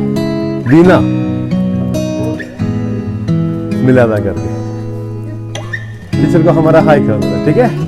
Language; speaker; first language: Hindi; non-native, local second language; Malayalam